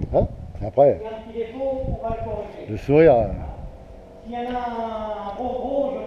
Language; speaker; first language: French; native; French